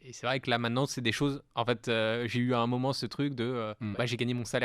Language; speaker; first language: French; native; French